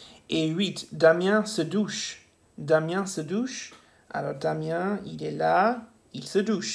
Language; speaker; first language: French; non-native, fluent; English